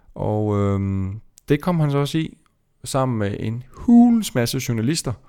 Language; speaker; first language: Danish; native; Danish